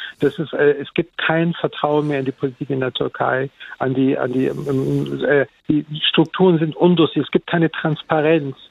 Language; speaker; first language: German; early bilingual, other home language; Turkish